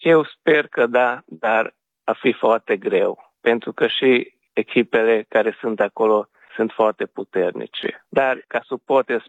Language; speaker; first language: Romanian; non-native, local second language; Hungarian